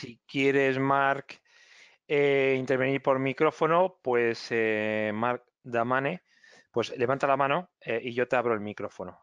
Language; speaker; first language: Spanish; native; Spanish